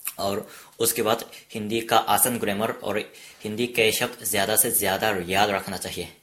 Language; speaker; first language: Hindi; non-native, fluent; Korean